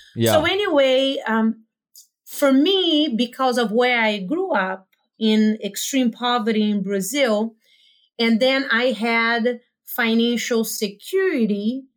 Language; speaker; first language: English; non-native, fluent; Portuguese